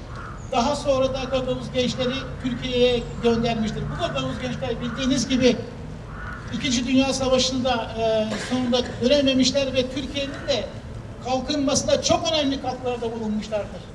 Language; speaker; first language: Turkish; native; Turkish